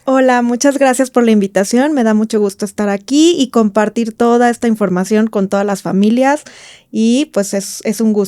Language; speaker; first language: Spanish; native; Spanish